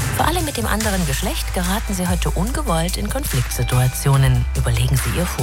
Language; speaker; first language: German; native; German